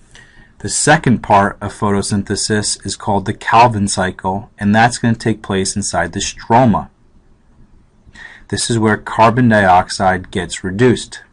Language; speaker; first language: English; native; English